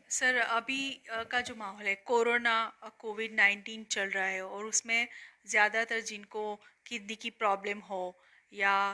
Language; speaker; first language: Hindi; non-native, local second language; Gujarati